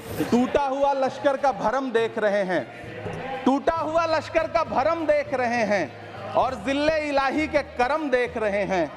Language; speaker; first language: Hindi; native; Hindi